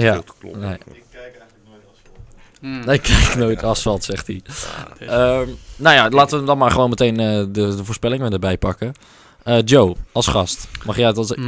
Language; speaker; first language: Dutch; native; Dutch